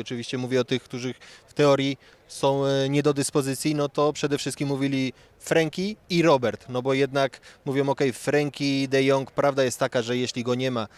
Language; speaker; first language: Polish; native; Polish